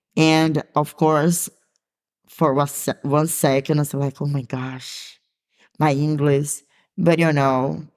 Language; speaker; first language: English; non-native, learner; Portuguese